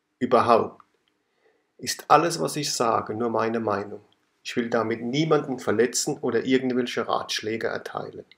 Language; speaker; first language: German; native; German